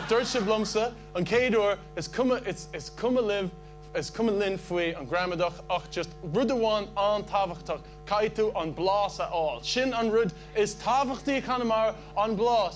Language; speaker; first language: Irish; non-native, learner; English